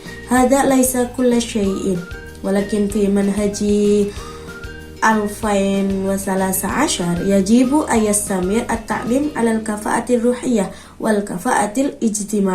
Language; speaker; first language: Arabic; non-native, learner; Indonesian